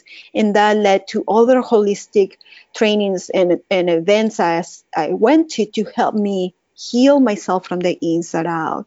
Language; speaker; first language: English; non-native, fluent; Spanish